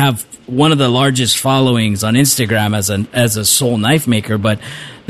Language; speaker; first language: English; native; English